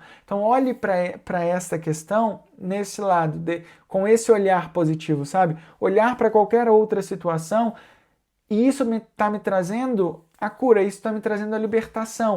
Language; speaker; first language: Portuguese; native; Portuguese